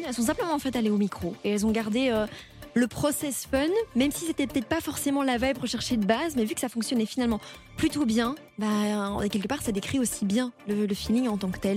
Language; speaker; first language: French; native; French